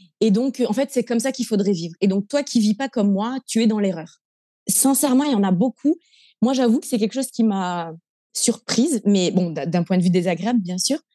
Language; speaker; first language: French; native; French